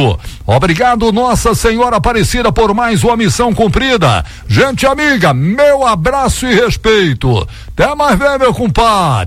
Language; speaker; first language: Portuguese; native; Portuguese